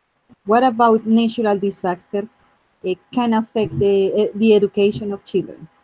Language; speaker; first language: English; non-native, fluent; Spanish